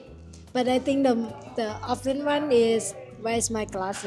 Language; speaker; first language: English; non-native, learner; Thai